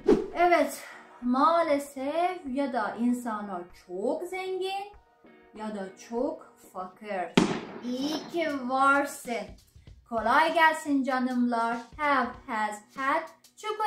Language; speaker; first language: Turkish; non-native, learner; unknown